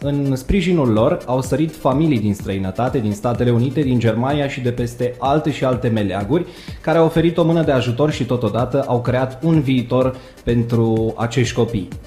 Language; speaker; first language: Romanian; native; Romanian